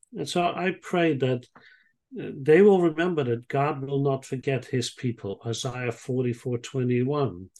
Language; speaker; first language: English; non-native, fluent; Dutch